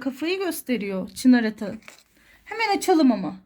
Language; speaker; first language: Turkish; native; Turkish